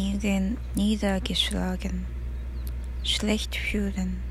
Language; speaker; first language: German; non-native, learner; Japanese